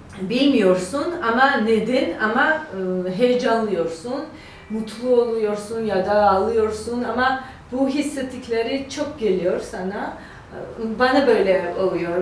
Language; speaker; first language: Turkish; non-native, learner; Georgian